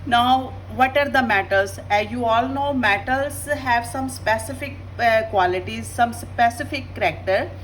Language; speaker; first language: English; non-native, local second language; Punjabi